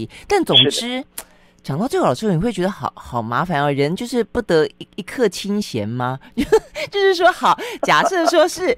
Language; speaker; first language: Chinese; native; Chinese